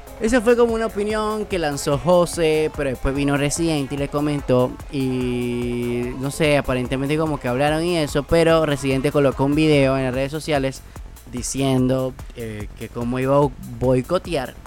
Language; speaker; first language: Spanish; native; Spanish